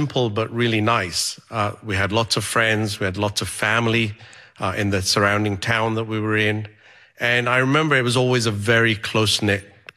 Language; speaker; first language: English; native; English